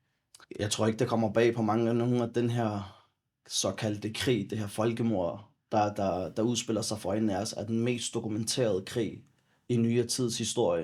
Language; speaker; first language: Danish; early bilingual, other home language; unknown